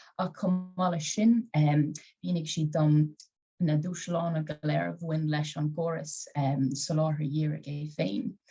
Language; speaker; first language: Irish; native; Irish